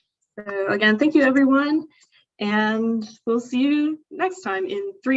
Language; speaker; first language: English; native; English